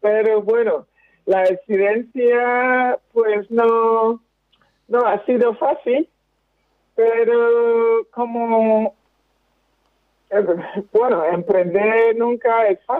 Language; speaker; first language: Spanish; non-native, fluent; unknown